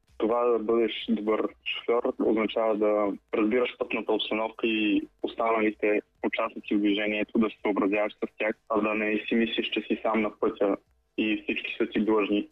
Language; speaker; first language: Bulgarian; native; Bulgarian